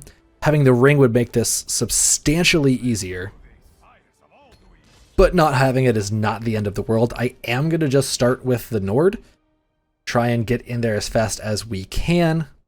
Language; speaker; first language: English; native; English